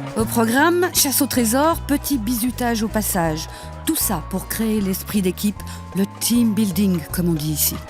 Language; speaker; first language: French; native; French